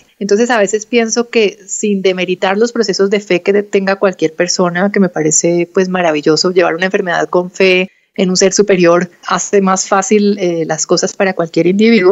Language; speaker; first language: Spanish; native; Spanish